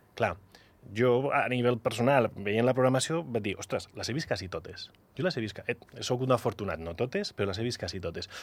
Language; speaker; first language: Catalan; non-native, local second language; Spanish